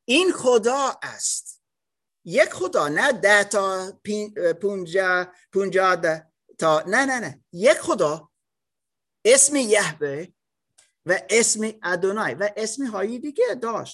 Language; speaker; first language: Persian; non-native, learner; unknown